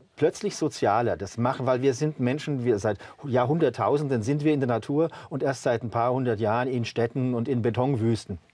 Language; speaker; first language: German; native; German